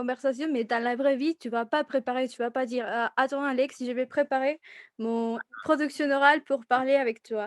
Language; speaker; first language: French; non-native, fluent; Spanish